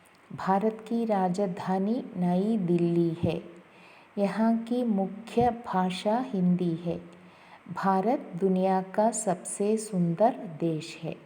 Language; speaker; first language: Hindi; non-native, local second language; Malayalam